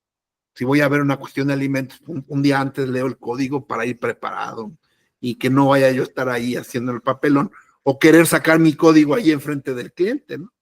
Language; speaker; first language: Spanish; native; Spanish